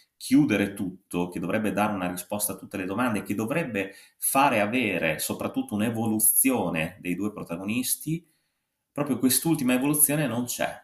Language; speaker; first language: Italian; native; Italian